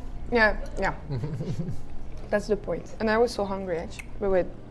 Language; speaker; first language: English; non-native, fluent; French